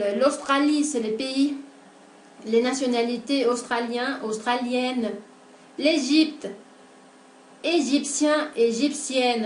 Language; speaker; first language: French; non-native, fluent; Spanish